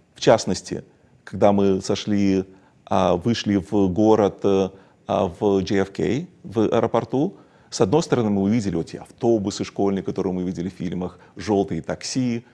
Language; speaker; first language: Russian; native; Russian